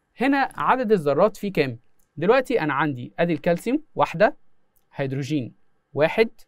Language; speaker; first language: Arabic; native; Arabic